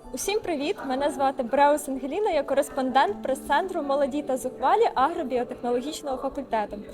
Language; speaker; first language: Ukrainian; native; Ukrainian